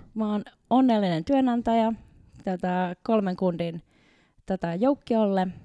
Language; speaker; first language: Finnish; native; Finnish